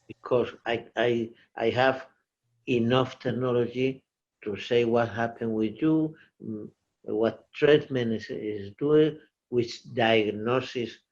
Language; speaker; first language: English; non-native, learner; Portuguese